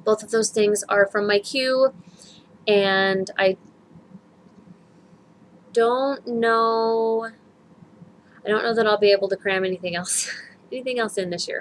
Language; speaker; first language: English; native; English